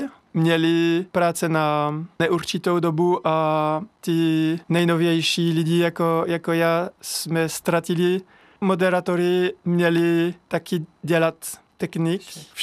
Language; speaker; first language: Czech; non-native, fluent; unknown